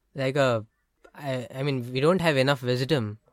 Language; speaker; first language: English; non-native, local second language; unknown